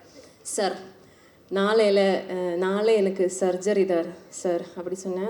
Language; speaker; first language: Tamil; non-native, learner; Malayalam